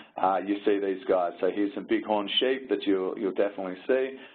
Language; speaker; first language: English; native; English